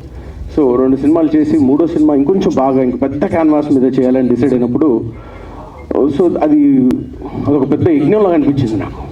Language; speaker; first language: Telugu; native; Telugu